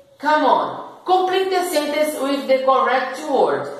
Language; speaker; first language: English; non-native, learner; Portuguese